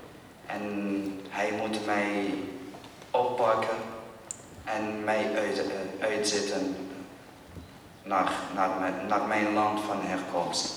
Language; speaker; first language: Dutch; non-native, learner; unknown